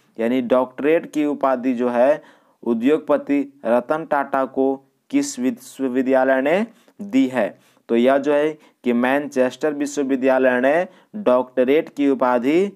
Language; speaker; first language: Hindi; native; Hindi